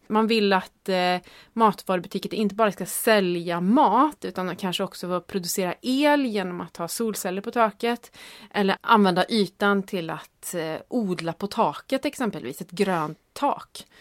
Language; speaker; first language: Swedish; native; Swedish